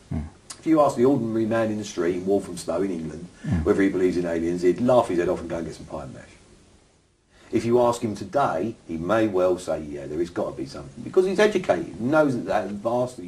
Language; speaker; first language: English; native; English